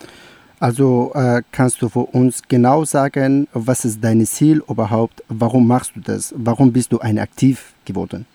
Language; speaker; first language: German; non-native, learner; Persian